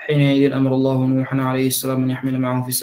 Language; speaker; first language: Arabic; non-native, fluent; Indonesian